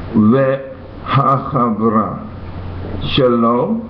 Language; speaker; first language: Hebrew; non-native, learner; English